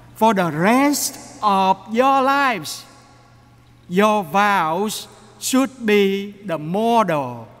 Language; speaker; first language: English; non-native, fluent; Vietnamese